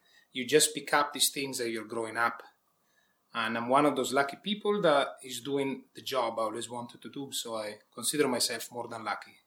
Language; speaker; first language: English; non-native, fluent; Italian